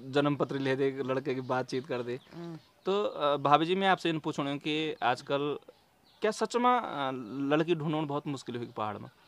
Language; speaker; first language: Hindi; non-native, local second language; Garhwali